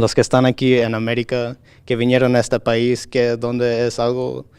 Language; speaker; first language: Spanish; native; Spanish